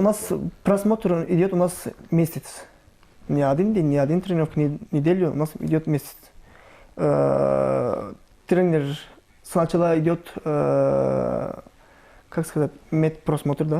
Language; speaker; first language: Russian; non-native, learner; Turkish